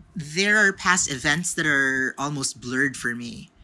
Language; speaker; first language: English; non-native, local second language; Filipino